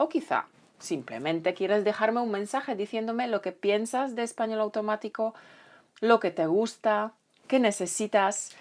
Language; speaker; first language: Spanish; non-native, fluent; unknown